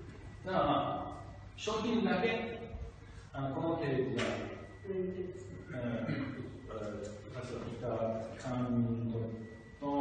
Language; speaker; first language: Japanese; non-native, fluent; English